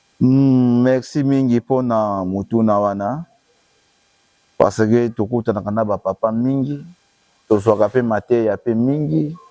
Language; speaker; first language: Lingala; non-native, local second language; Kongo